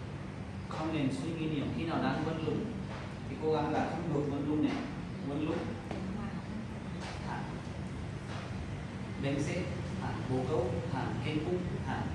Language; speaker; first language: Vietnamese; non-native, learner; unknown